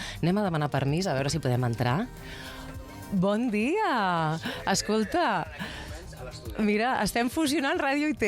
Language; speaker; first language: Catalan; native; Catalan